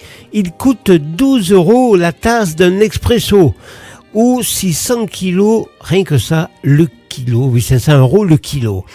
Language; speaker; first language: French; native; French